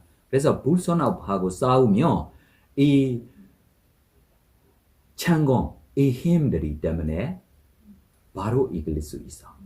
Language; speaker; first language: Korean; non-native, fluent; Burmese